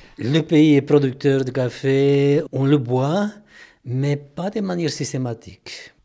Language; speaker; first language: French; non-native, fluent; Spanish